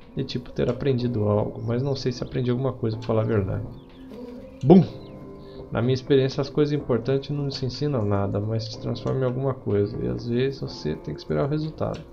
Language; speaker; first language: Portuguese; native; Portuguese